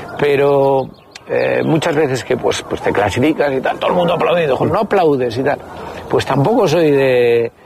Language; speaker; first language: Spanish; native; Spanish